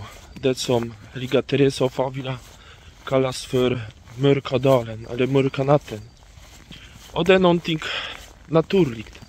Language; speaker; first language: Swedish; non-native, fluent; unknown